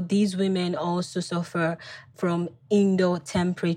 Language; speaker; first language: English; non-native, local second language; Krio